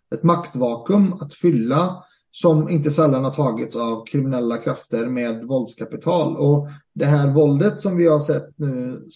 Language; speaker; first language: Swedish; early bilingual, other home language; Arabic